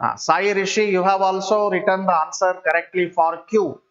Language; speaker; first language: English; non-native, local second language; Kannada